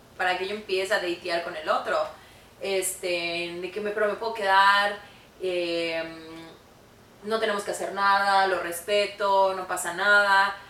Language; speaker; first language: Spanish; native; Spanish